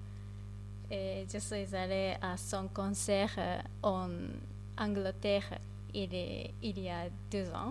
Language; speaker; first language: French; non-native, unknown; Japanese